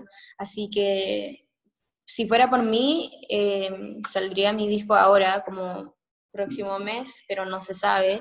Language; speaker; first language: Spanish; early bilingual, heritage; Spanish